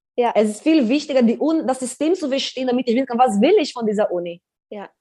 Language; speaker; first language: German; non-native, fluent; Portuguese